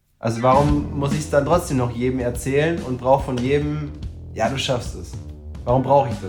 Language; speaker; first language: German; native; German